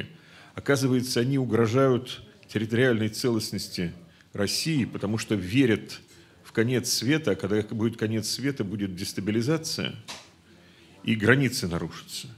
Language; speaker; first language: Russian; native; Russian